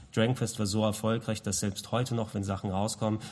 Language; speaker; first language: German; non-native, local second language; Greek